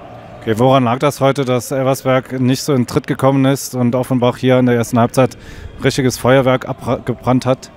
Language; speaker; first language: German; native; German